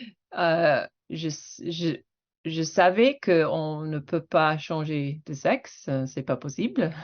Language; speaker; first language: French; non-native, fluent; English